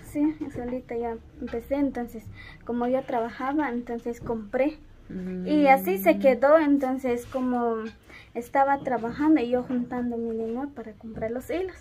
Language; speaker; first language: Spanish; non-native, local second language; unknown